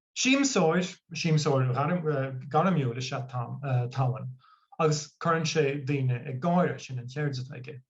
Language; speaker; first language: Irish; non-native, local second language; English